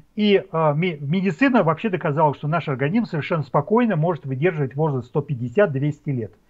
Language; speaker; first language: Russian; native; Russian